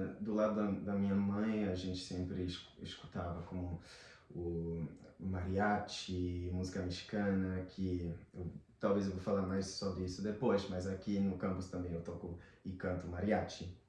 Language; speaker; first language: Portuguese; non-native, fluent; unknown